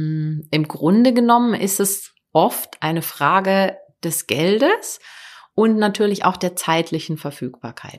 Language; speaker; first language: German; native; German